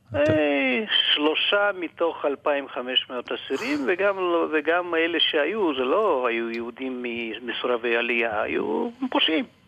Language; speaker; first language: Hebrew; non-native, fluent; Russian